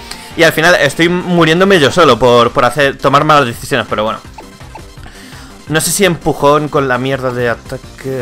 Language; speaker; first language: Spanish; native; Spanish